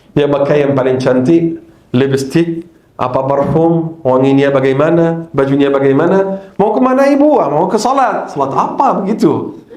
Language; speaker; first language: Malay; non-native, fluent; Arabic